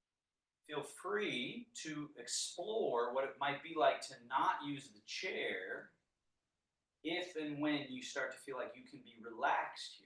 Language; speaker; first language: English; native; English